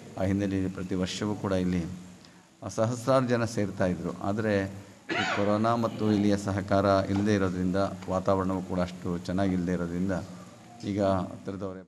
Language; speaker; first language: Kannada; native; Kannada